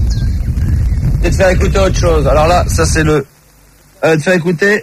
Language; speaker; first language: French; native; French